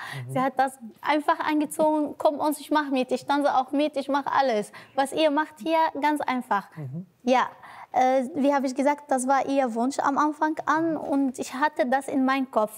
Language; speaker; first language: German; non-native, learner; Arabic